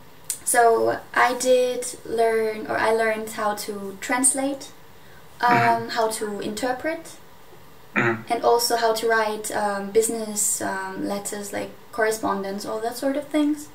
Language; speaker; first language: English; non-native, fluent; German